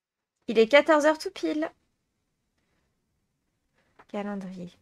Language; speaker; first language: French; native; French